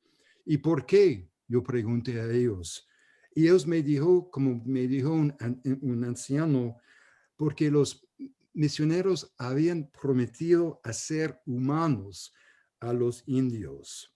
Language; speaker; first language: Spanish; non-native, fluent; English